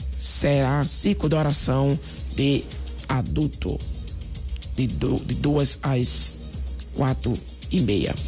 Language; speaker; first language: Portuguese; native; Portuguese